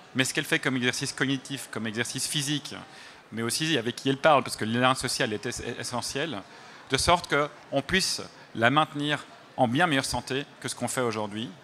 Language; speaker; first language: French; native; French